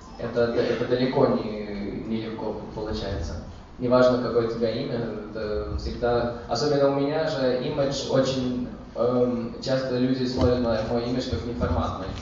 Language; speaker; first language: Russian; early bilingual, heritage; Russian